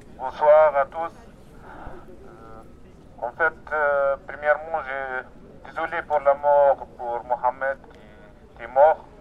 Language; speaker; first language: French; non-native, learner; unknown